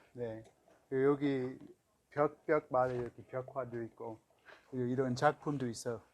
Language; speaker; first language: Korean; non-native, fluent; English